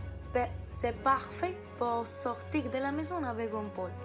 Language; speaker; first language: French; non-native, learner; Spanish